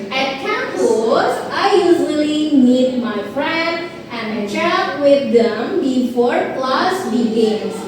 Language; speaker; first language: English; non-native, learner; Indonesian